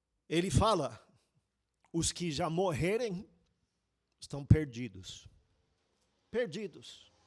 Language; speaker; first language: Portuguese; non-native, fluent; English